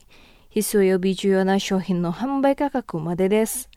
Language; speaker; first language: Japanese; non-native, fluent; Indonesian